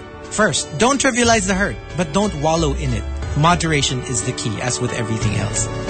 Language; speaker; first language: English; non-native, local second language; Filipino